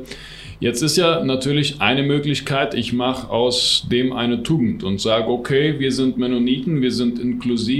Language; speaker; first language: German; non-native, local second language; Plautdietsch